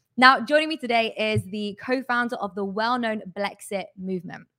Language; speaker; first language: English; native; English